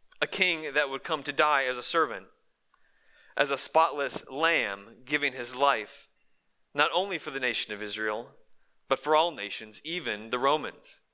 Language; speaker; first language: English; native; English